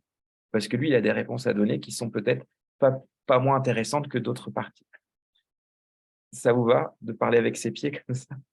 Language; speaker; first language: French; native; French